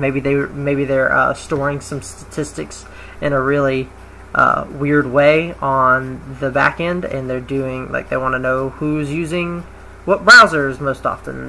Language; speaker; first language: English; native; English